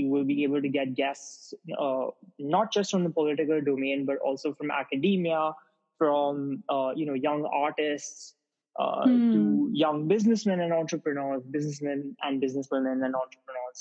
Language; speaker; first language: English; non-native, local second language; Hindi